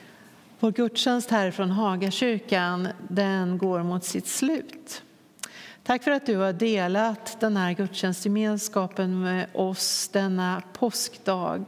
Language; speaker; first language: Swedish; native; Swedish